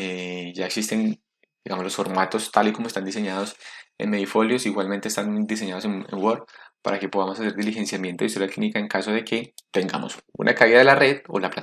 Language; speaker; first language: Spanish; native; Spanish